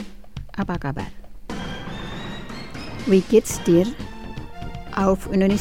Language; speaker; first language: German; non-native, fluent; Indonesian